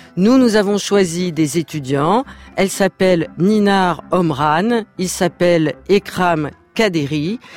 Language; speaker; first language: French; native; French